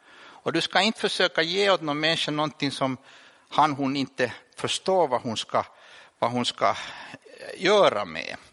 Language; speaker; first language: Swedish; native; Swedish